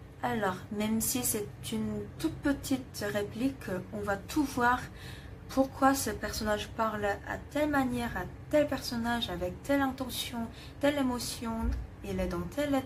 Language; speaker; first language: French; non-native, fluent; Korean